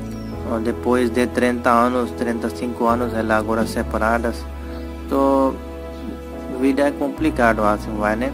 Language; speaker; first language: Portuguese; non-native, learner; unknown